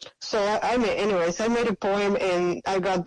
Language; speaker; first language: English; non-native, fluent; Spanish